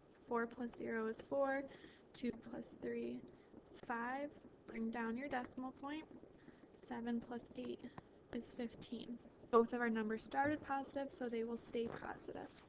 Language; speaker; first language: English; native; English